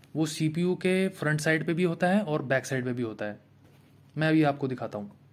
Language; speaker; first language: Hindi; native; Hindi